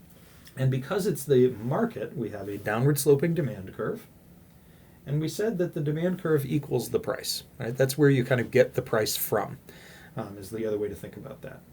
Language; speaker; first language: English; native; English